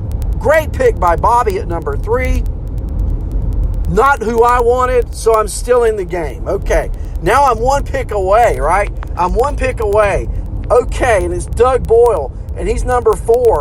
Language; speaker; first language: English; native; English